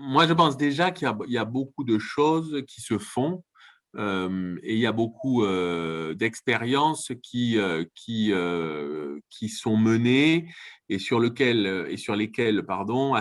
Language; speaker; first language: French; native; French